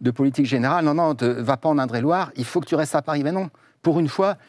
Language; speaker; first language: French; native; French